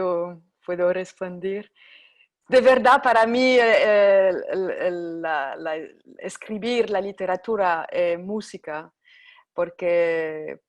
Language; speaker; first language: Spanish; non-native, fluent; French